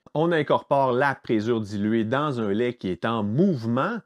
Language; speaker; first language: French; native; French